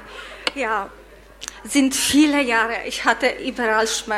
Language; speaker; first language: German; non-native, learner; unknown